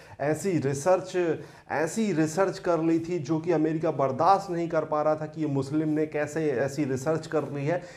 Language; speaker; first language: Hindi; native; Hindi